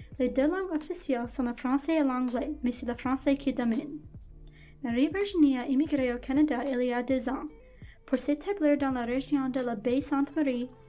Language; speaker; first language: French; non-native, local second language; English